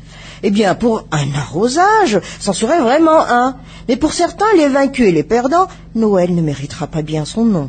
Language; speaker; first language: French; non-native, local second language; Malagasy